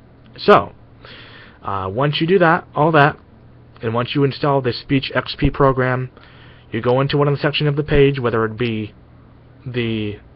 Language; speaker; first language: English; native; English